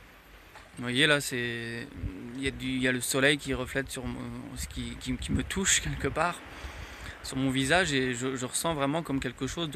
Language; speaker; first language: French; native; French